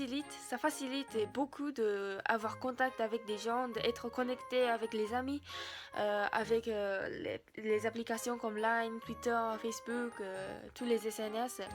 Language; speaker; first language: French; non-native, learner; Japanese